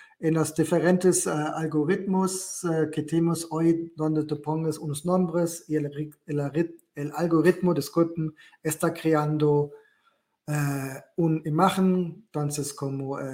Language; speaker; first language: Spanish; non-native, learner; German